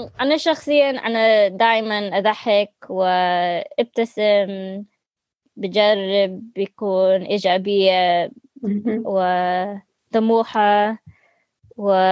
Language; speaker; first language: Arabic; non-native, learner; English